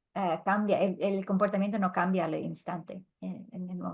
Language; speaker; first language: Spanish; non-native, fluent; English